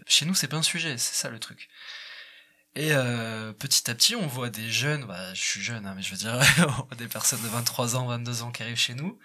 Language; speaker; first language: French; native; French